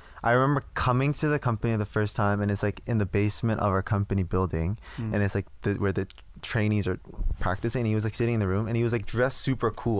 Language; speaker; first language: English; early bilingual, other home language; Korean